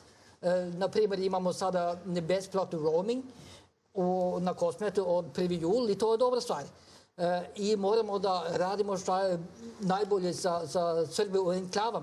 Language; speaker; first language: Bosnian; non-native, fluent; Norwegian